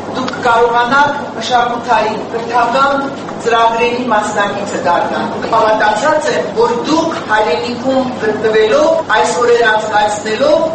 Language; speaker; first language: Armenian; native; Armenian